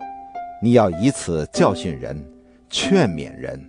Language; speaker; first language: Chinese; native; Chinese